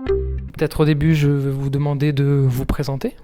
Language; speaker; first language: French; native; French